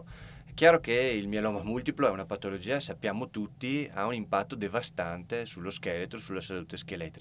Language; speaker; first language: Italian; native; Italian